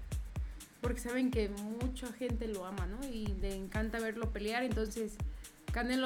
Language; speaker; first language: Spanish; native; Spanish